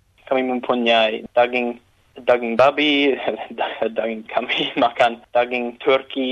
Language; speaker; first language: Indonesian; non-native, learner; English